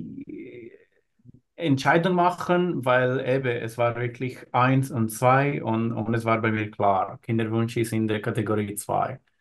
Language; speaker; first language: German; non-native, learner; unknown